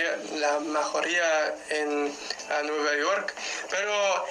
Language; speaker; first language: Spanish; non-native, learner; English